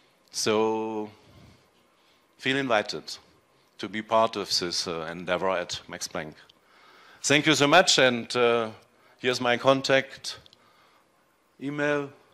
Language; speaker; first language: English; non-native, fluent; German